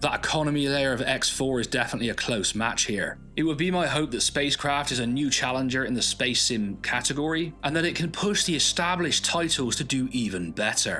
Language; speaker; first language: English; native; English